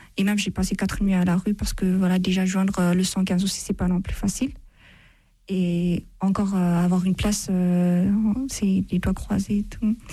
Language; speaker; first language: French; non-native, fluent; Amharic